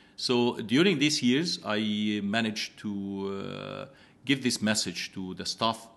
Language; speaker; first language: English; non-native, fluent; Italian